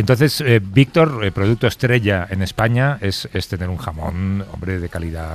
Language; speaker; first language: Spanish; native; Spanish